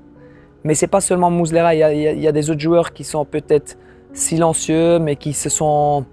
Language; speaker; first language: French; non-native, local second language; Dutch